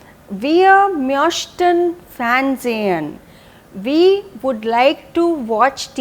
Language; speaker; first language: German; non-native, fluent; Hindi